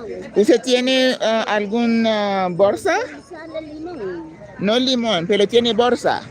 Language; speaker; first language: Spanish; non-native, learner; English